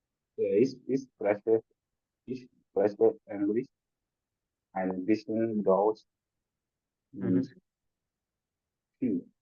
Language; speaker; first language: German; non-native, learner; English